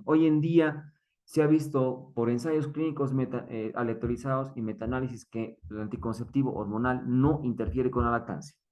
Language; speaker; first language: Spanish; native; Spanish